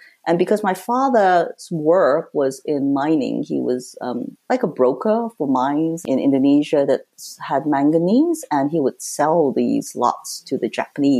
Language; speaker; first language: English; native; English